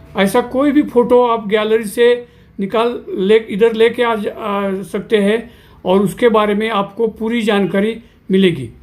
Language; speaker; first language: Hindi; non-native, local second language; Marathi